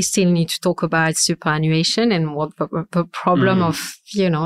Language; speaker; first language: English; non-native, fluent; French